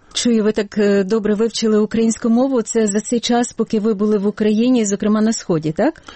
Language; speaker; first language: Ukrainian; native; Ukrainian